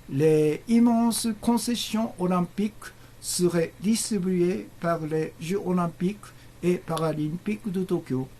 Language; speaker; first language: French; non-native, learner; Japanese